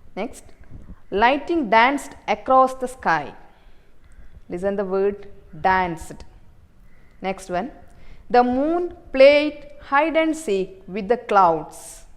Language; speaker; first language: English; non-native, local second language; Kannada